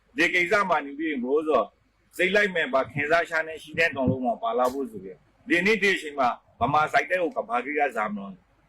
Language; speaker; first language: Burmese; native; Burmese